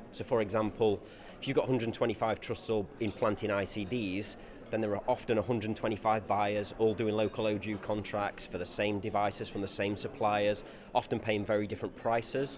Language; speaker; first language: English; native; English